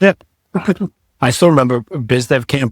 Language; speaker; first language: English; native; English